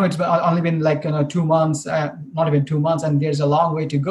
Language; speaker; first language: English; non-native, local second language; Bangla